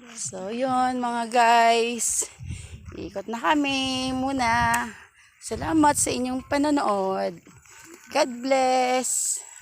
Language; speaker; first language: Filipino; non-native, local second language; Kinaray-a